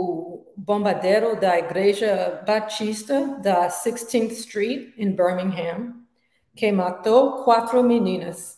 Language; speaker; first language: Portuguese; non-native, learner; English